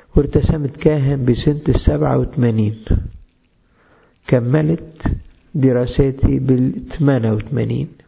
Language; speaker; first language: Arabic; native; Arabic